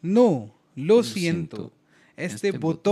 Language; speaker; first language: Spanish; non-native, learner; Hindi